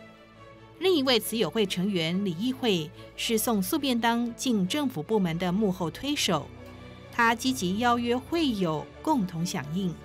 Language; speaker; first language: Chinese; native; Chinese